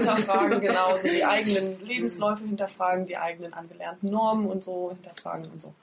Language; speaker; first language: German; native; German